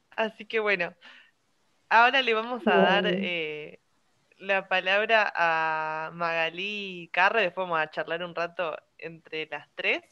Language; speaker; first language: Spanish; native; Spanish